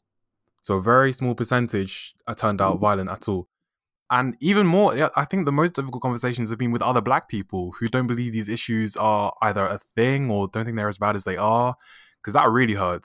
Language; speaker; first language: English; native; English